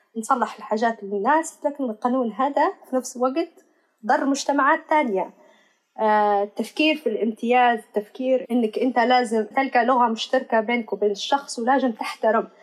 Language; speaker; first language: Arabic; native; Arabic